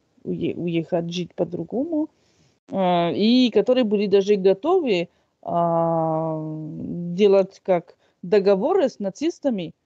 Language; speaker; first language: Russian; non-native, fluent; French